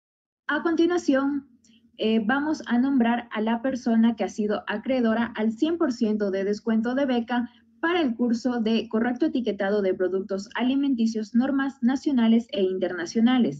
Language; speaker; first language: Spanish; native; Spanish